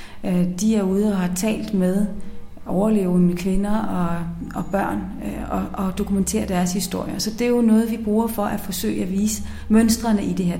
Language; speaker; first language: Danish; native; Danish